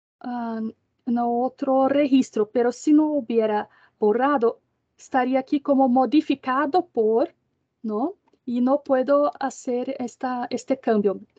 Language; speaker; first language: Spanish; non-native, learner; Portuguese